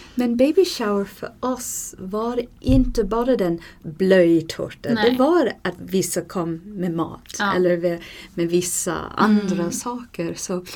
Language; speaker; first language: Swedish; non-native, fluent; English